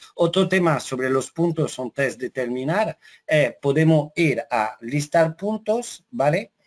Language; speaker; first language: Spanish; non-native, fluent; French